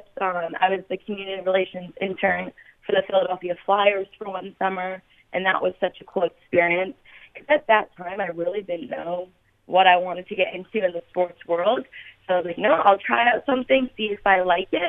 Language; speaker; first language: English; native; English